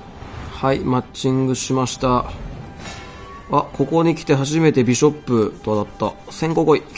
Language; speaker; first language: Japanese; native; Japanese